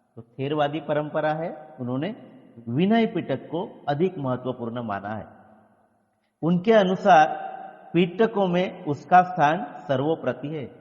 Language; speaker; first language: Hindi; non-native, local second language; Marathi